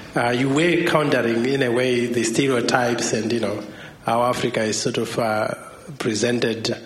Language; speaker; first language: English; non-native, local second language; Shona